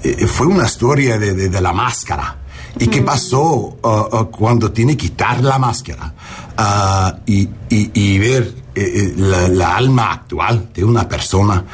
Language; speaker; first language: Spanish; early bilingual, heritage; English